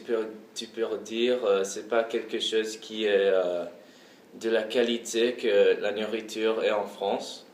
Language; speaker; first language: French; early bilingual, heritage; French